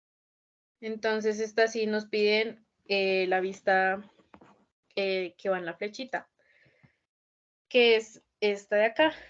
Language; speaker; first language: Spanish; native; Spanish